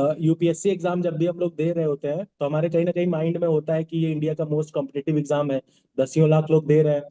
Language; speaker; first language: Hindi; non-native, local second language; Bhojpuri